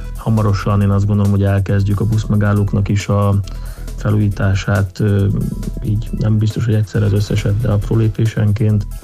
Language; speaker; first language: Hungarian; native; Hungarian